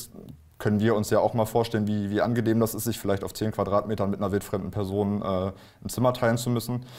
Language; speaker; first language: German; native; German